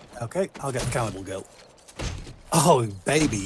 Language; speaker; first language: English; native; English